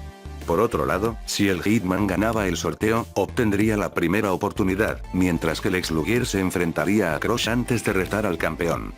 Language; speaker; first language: Spanish; native; Spanish